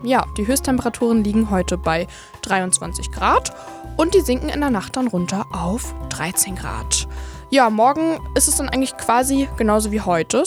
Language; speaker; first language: German; native; German